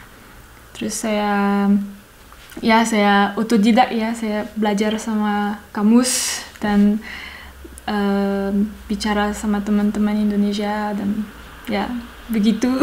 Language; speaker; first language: Indonesian; non-native, fluent; French